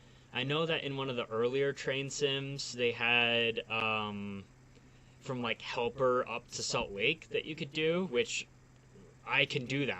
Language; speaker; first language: English; native; English